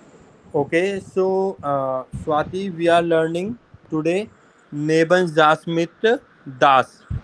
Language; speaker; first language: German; non-native, fluent; Hindi